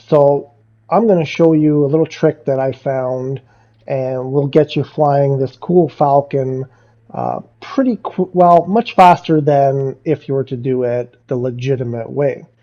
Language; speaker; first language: English; native; English